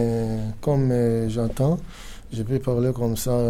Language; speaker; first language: French; non-native, learner; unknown